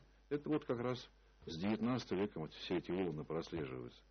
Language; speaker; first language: Russian; native; Russian